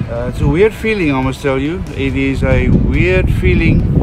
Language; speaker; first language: English; non-native, local second language; Afrikaans